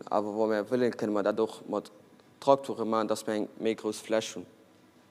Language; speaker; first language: German; non-native, learner; Portuguese